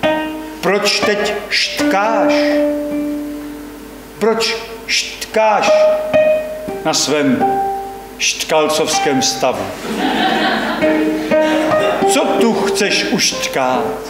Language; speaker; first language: Czech; native; Czech